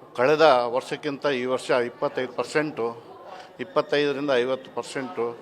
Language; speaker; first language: Kannada; non-native, local second language; Lambadi